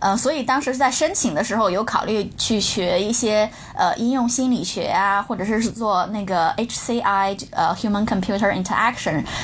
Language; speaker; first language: Chinese; native; Chinese